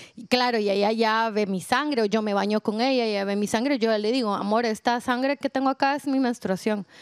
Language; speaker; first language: Spanish; native; Spanish